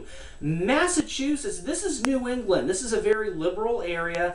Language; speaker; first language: English; native; English